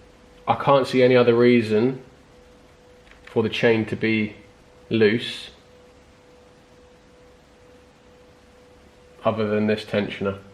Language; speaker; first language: English; native; English